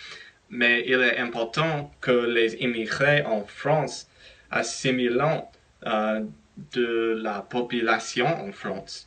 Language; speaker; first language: French; non-native, learner; English